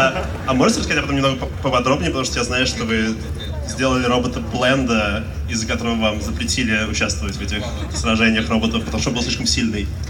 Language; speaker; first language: Russian; native; Russian